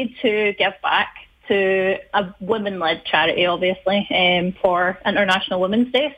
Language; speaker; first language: English; native; English